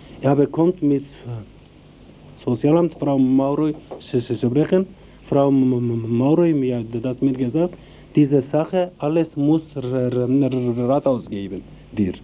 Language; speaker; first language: German; non-native, learner; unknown